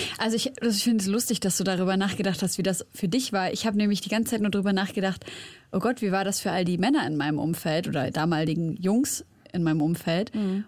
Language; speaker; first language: German; early bilingual, other home language; Arabic